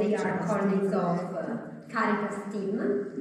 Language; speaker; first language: English; non-native, fluent; Italian